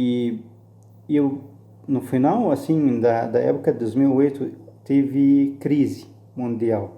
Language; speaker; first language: Portuguese; non-native, fluent; Arabic